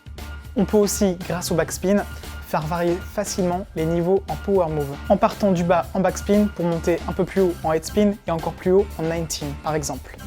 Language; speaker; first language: French; native; French